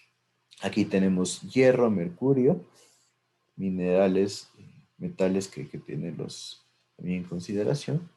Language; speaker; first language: Spanish; native; Spanish